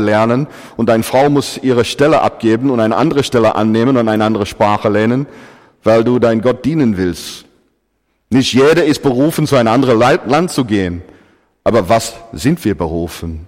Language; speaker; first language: German; non-native, fluent; English